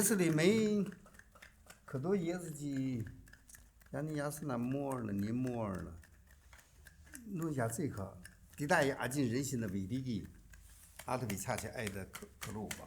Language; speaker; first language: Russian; non-native, learner; Chinese